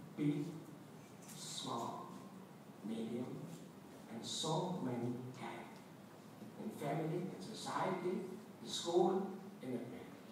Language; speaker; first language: English; non-native, learner; Indonesian